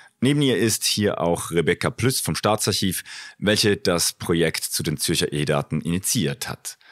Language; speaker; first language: German; native; German